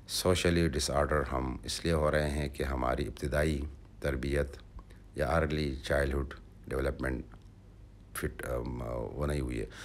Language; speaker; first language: Urdu; non-native, local second language; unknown